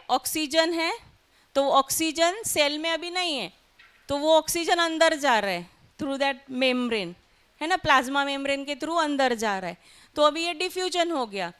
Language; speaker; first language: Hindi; non-native, local second language; Marathi